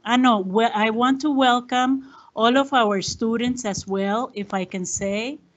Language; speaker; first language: English; non-native, fluent; Spanish